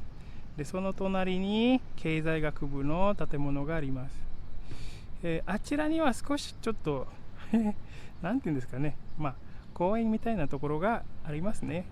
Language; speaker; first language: Japanese; non-native, fluent; Indonesian